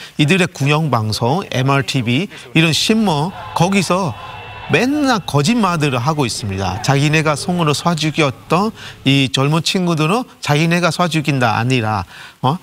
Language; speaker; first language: Korean; non-native, fluent; Burmese